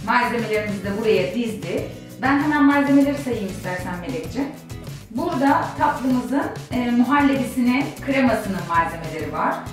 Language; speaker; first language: Turkish; native; Turkish